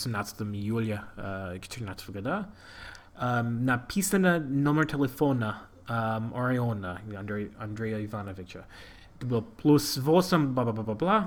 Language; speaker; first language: Russian; non-native, learner; English